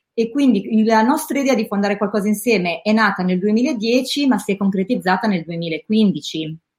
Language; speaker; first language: Italian; native; Italian